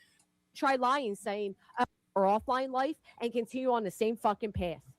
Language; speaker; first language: English; native; English